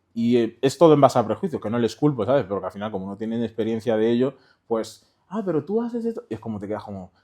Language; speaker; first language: Spanish; early bilingual, other home language; Haitian Creole